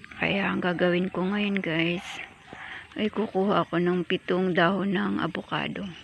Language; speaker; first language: Filipino; non-native, local second language; Cebuano